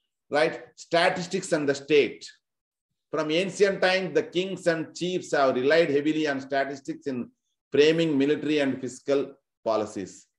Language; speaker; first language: English; non-native, local second language; Telugu